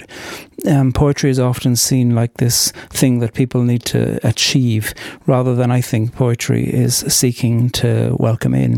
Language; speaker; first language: English; non-native, local second language; Irish